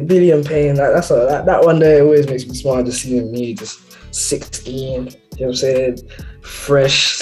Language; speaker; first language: English; native; English